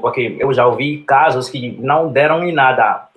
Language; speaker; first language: Portuguese; non-native, fluent; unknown